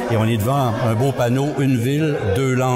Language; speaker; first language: French; native; French